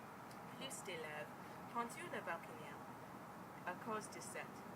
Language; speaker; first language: French; non-native, learner; English